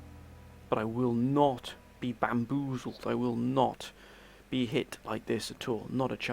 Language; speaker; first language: English; native; English